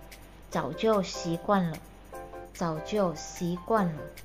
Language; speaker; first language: Chinese; non-native, fluent; Indonesian